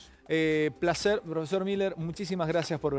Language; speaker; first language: Spanish; native; Spanish